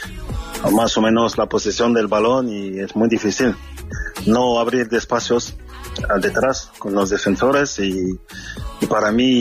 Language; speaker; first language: Spanish; non-native, learner; French